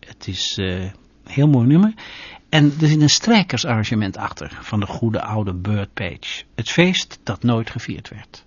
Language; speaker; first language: Dutch; native; Dutch